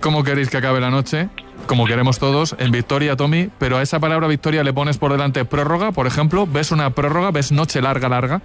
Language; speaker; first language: Spanish; native; Spanish